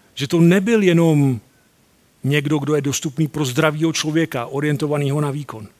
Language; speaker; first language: Czech; native; Czech